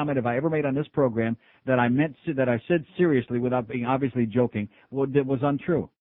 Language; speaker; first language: English; native; English